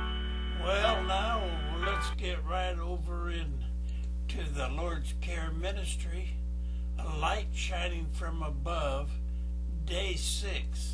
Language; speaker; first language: English; native; English